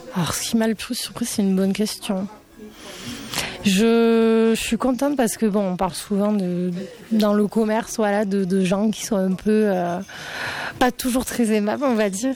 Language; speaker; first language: French; native; French